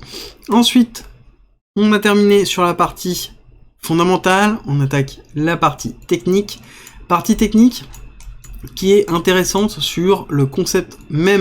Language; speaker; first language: French; native; French